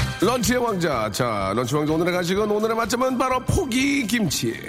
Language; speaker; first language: Korean; native; Korean